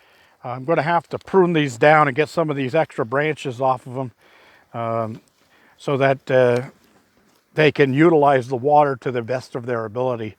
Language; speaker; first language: English; native; English